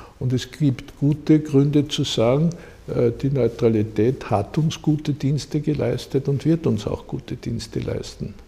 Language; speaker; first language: German; native; German